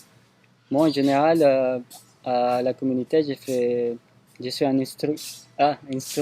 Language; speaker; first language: French; non-native, fluent; Spanish